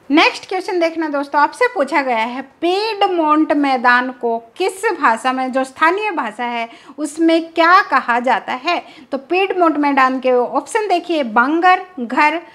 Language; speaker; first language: Hindi; native; Hindi